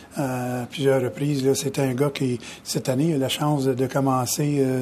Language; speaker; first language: French; native; French